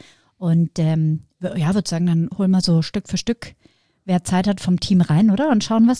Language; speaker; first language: German; native; German